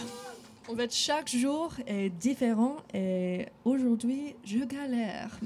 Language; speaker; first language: French; non-native, learner; English